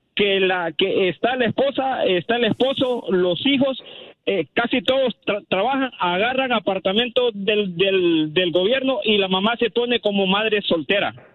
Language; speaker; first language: Spanish; native; Spanish